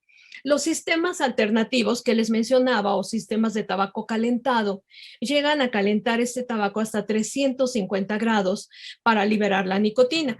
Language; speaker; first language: Spanish; native; Spanish